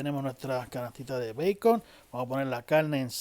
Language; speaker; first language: Spanish; native; Spanish